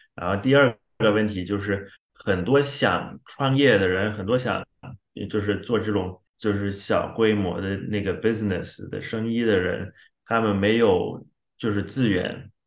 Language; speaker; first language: Chinese; non-native, fluent; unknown